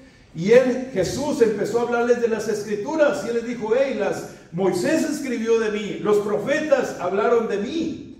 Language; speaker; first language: Spanish; native; Spanish